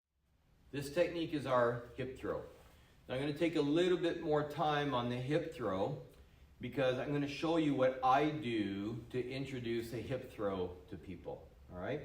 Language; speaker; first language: English; native; English